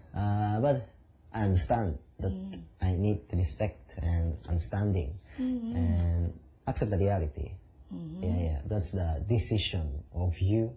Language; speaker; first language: English; non-native, learner; Japanese